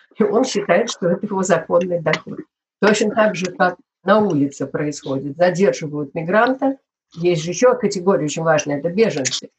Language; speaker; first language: Russian; native; Russian